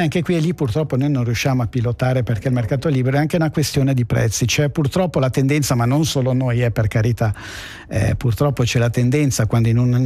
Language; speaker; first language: Italian; native; Italian